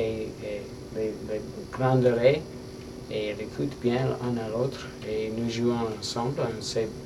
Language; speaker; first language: French; non-native, learner; English